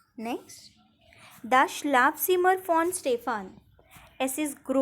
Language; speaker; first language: German; non-native, fluent; Marathi